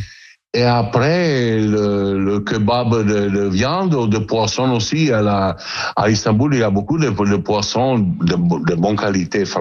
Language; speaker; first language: French; non-native, fluent; Italian